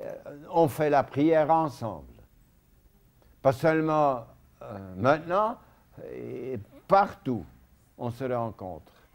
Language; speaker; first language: French; non-native, local second language; German